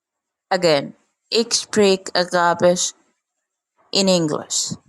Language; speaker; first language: Dutch; non-native, learner; Arabic